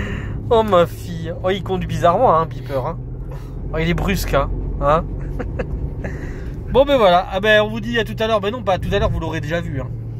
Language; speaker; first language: French; native; French